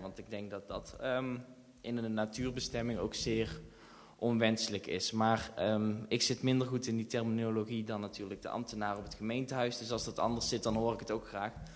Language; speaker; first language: Dutch; native; Dutch